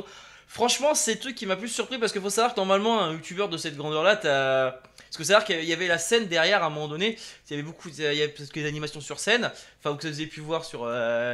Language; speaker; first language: French; native; French